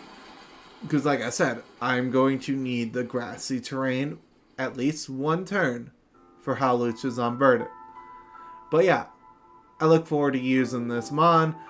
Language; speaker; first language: English; native; English